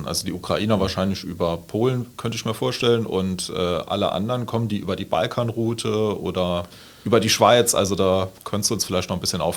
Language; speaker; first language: German; native; German